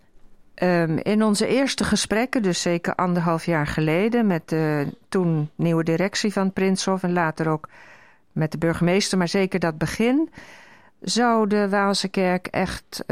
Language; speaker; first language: Dutch; native; Dutch